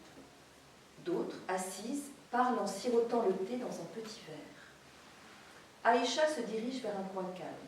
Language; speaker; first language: French; native; French